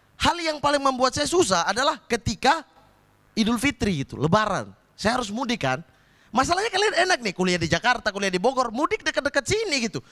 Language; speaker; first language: Indonesian; native; Indonesian